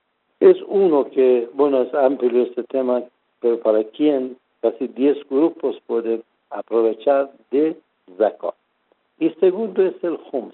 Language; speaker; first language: Spanish; non-native, fluent; Persian